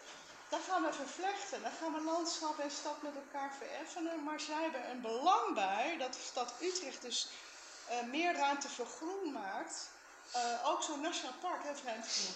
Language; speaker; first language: Dutch; native; Dutch